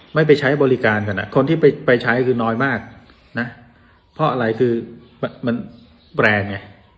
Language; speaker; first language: Thai; native; Thai